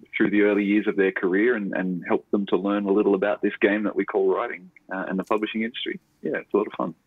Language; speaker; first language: English; native; English